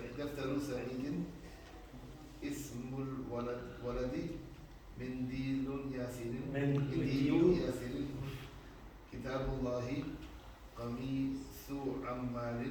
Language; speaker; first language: Arabic; non-native, learner; Urdu